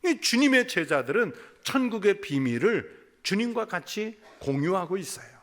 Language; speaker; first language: Korean; native; Korean